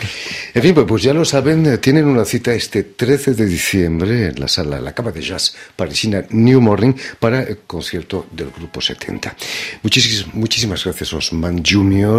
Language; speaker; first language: Spanish; native; Spanish